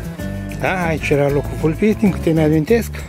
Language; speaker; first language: Romanian; native; Romanian